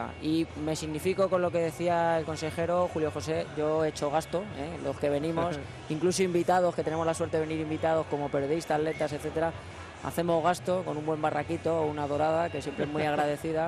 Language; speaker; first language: Spanish; native; Spanish